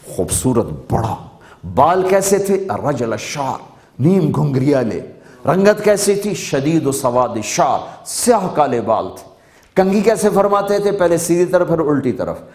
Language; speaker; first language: Urdu; non-native, local second language; Punjabi